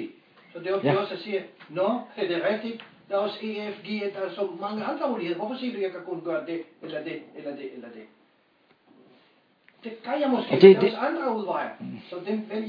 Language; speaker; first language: Danish; non-native, fluent; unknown